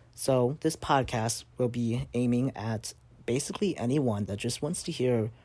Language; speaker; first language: English; native; English